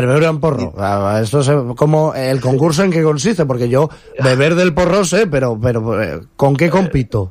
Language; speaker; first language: Spanish; native; Spanish